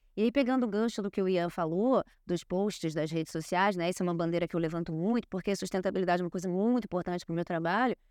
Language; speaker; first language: Portuguese; native; Portuguese